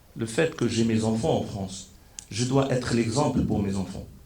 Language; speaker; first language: French; non-native, local second language; Arabic